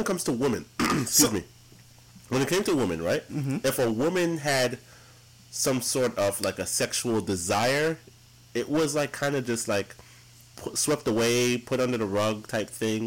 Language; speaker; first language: English; early bilingual, other home language; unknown